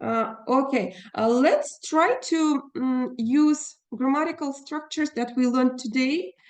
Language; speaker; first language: English; non-native, fluent; Russian